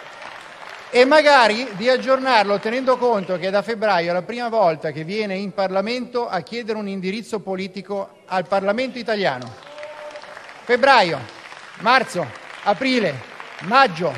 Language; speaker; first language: Italian; native; Italian